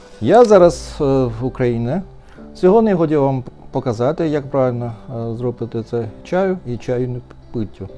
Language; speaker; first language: Ukrainian; non-native, learner; Chinese